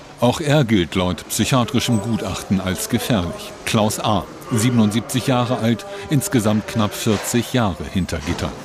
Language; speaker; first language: German; native; German